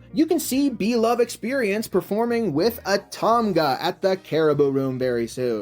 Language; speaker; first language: English; native; English